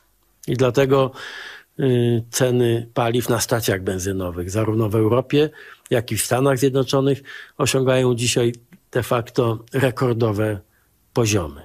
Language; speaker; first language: Polish; native; Polish